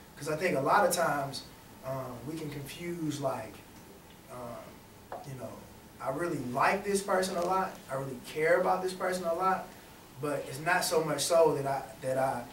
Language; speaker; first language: English; native; English